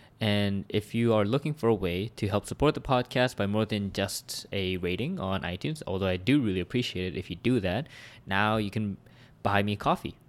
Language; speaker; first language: English; native; English